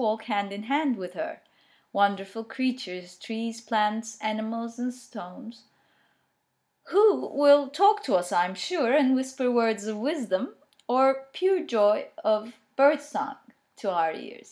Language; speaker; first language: English; non-native, fluent; Turkish